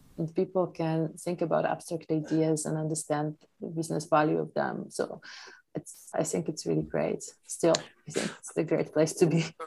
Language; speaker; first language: English; non-native, fluent; Polish